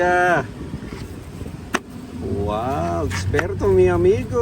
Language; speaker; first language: Spanish; non-native, learner; Iloko